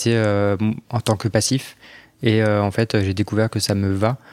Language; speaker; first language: French; native; French